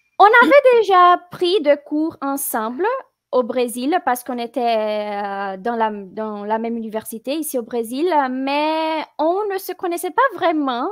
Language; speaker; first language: French; non-native, fluent; Portuguese